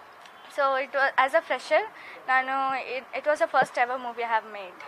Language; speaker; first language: Kannada; non-native, fluent; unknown